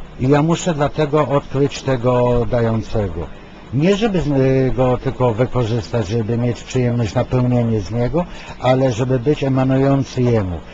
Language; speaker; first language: Polish; non-native, fluent; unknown